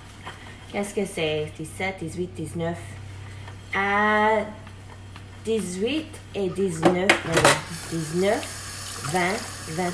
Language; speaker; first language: French; non-native, learner; English